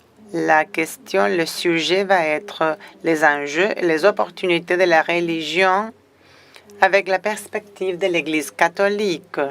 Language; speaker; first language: French; non-native, fluent; Spanish